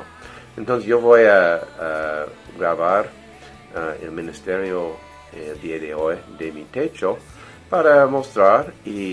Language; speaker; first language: Spanish; non-native, learner; English